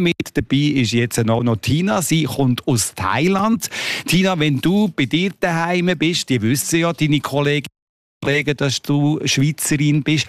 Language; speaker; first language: German; native; German